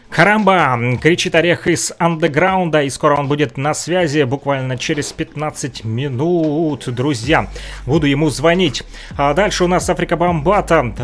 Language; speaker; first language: Russian; native; Russian